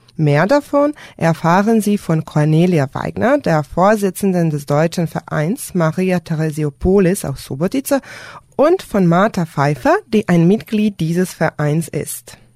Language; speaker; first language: German; non-native, fluent; Serbian